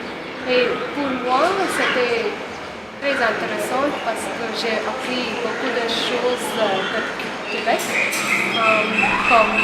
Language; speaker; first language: French; non-native, fluent; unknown